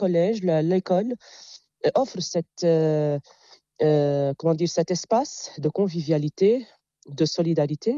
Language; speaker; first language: French; non-native, local second language; Arabic